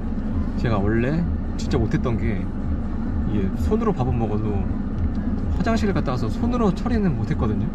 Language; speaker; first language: Korean; native; Korean